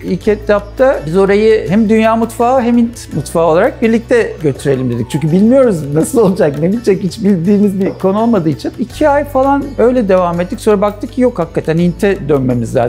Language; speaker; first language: Turkish; native; Turkish